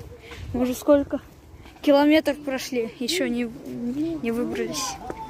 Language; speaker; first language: Russian; non-native, local second language; Kyrgyz